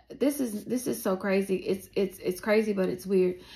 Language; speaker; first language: English; native; English